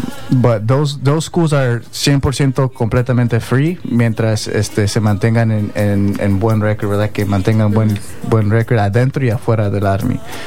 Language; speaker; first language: Spanish; early bilingual, heritage; Spanish